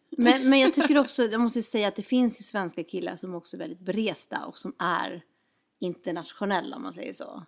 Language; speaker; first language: Swedish; native; Swedish